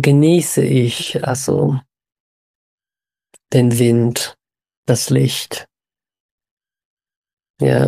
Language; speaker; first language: German; non-native, fluent; English